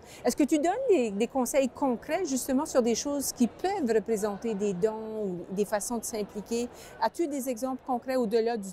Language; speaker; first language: French; native; French